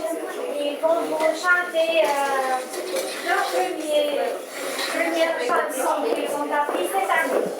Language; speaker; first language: French; non-native, fluent; Romanian